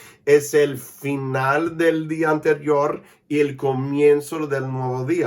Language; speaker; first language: Spanish; non-native, fluent; English